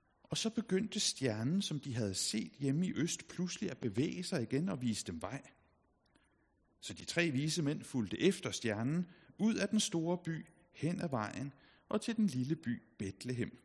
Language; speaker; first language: Danish; native; Danish